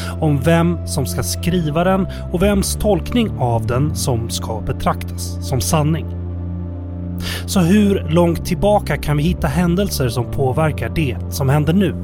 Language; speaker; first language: Swedish; native; Swedish